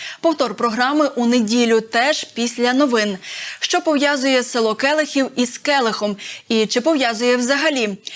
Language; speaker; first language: Ukrainian; native; Ukrainian